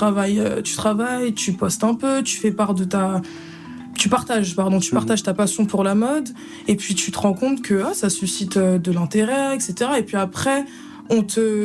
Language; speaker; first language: French; native; French